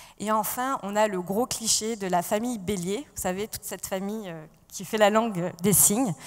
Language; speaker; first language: French; native; French